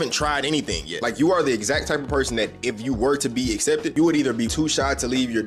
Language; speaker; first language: English; native; English